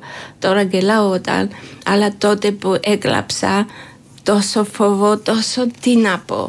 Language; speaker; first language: Greek; non-native, learner; Georgian